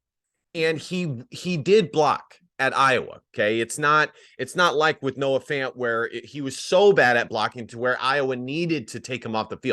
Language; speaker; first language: English; native; English